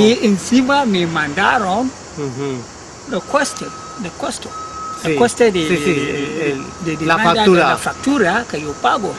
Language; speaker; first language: Spanish; non-native, learner; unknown